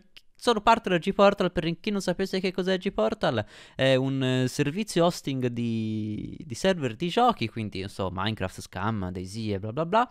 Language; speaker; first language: Italian; native; Italian